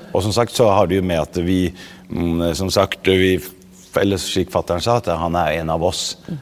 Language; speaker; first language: Norwegian; early bilingual, other home language; Arabic